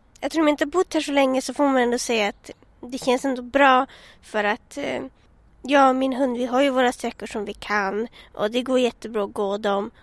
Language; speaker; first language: Swedish; native; Swedish